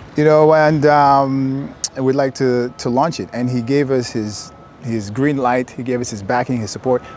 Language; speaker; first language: English; native; English